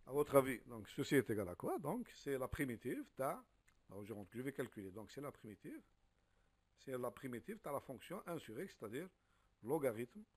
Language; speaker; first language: French; non-native, local second language; Arabic